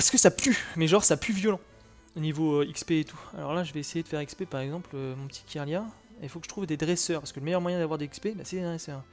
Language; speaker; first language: French; native; French